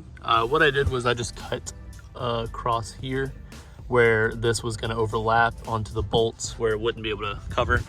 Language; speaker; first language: English; native; English